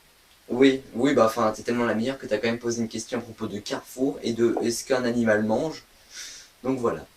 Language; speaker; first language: French; native; French